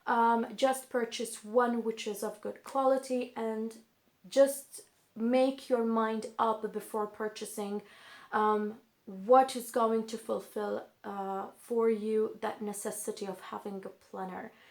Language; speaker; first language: English; non-native, fluent; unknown